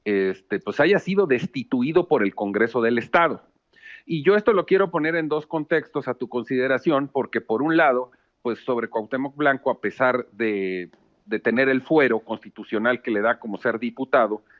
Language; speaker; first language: Spanish; native; Spanish